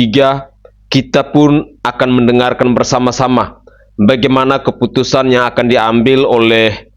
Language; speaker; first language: Indonesian; native; Indonesian